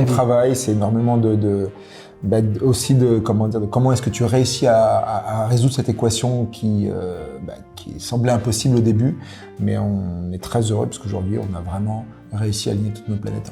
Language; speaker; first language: French; native; French